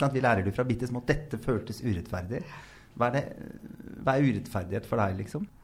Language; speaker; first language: Norwegian; native; Norwegian